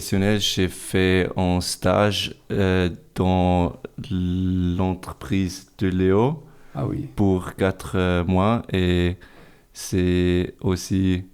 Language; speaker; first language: French; non-native, fluent; German